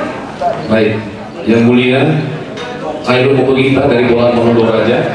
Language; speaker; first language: Indonesian; native; Indonesian